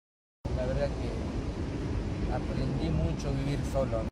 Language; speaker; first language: Spanish; non-native, fluent; Japanese